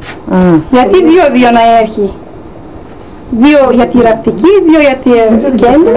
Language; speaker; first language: Greek; non-native, local second language; Turkish